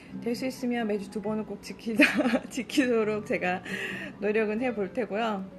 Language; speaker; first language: Korean; early bilingual, heritage; Korean